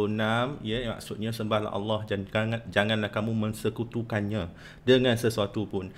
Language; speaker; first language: Malay; non-native, local second language; Chinese